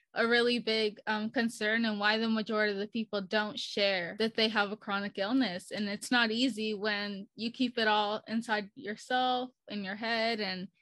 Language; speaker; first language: English; early bilingual, other home language; Spanish